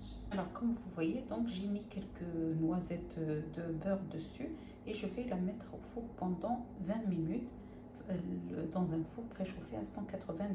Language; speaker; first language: French; non-native, local second language; Arabic